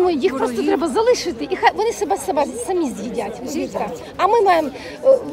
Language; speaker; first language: Ukrainian; native; Ukrainian